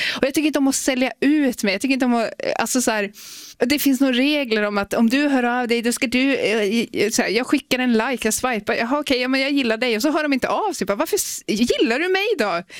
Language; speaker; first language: Swedish; native; Swedish